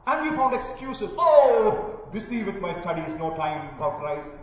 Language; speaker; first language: English; non-native, local second language; Malayalam